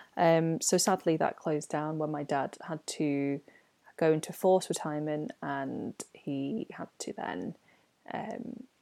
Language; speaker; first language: English; non-native, local second language; Cantonese